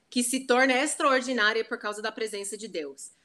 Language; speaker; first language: Portuguese; non-native, fluent; English